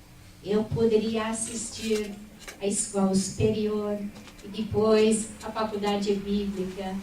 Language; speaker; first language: Portuguese; non-native, fluent; English